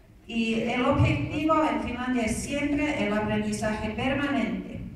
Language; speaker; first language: Spanish; non-native, fluent; Finnish